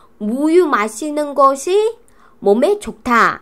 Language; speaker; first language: Korean; non-native, fluent; Chinese